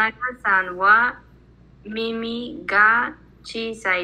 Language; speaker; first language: Japanese; non-native, learner; Spanish